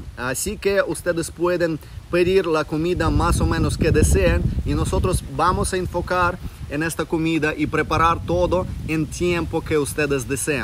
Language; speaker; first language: Spanish; non-native, fluent; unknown